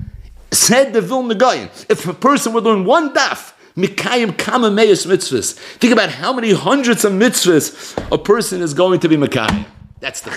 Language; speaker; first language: English; native; English